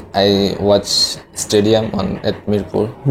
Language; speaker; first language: English; non-native, learner; Bangla